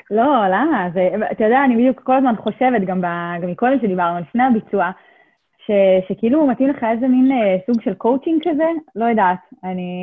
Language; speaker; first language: Hebrew; native; Hebrew